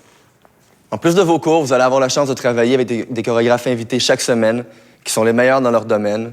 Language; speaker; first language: French; native; French